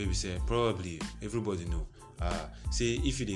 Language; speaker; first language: English; non-native, local second language; Igbo